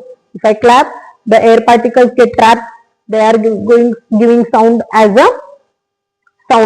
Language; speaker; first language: English; non-native, local second language; Marathi